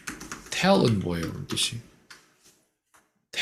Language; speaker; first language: Korean; native; Korean